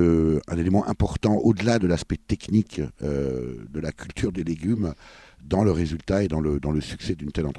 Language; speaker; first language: French; native; French